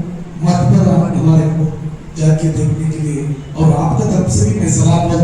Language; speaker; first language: Hindi; non-native, local second language; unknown